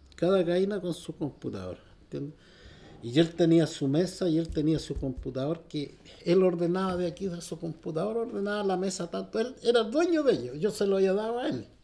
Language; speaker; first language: Spanish; native; Spanish